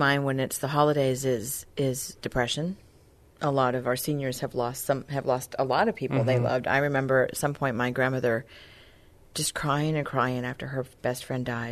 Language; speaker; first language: English; native; English